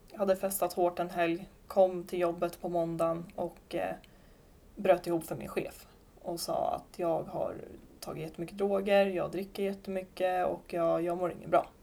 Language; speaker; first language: Swedish; native; Swedish